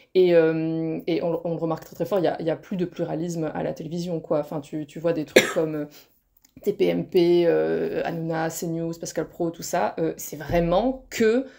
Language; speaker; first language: French; native; French